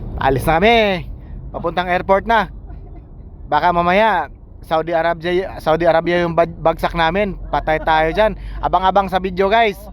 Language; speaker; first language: Filipino; non-native, local second language; Cebuano